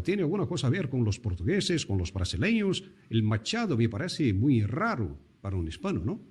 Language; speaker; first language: Spanish; non-native, fluent; Portuguese